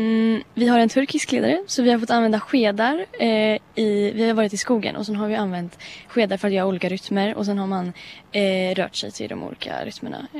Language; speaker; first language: Swedish; native; Swedish